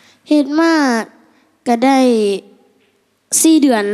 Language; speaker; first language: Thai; non-native, local second language; Northeastern Thai